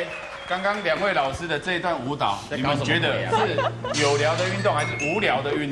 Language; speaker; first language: Chinese; native; Chinese